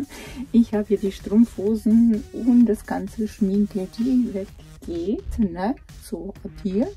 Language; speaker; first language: German; non-native, fluent; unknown